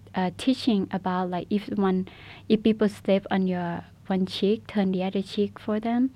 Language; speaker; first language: English; non-native, fluent; Burmese